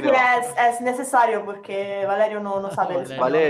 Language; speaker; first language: Spanish; non-native, learner; Italian